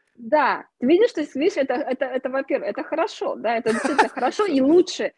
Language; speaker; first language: Russian; native; Russian